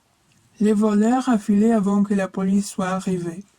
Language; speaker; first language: French; non-native, fluent; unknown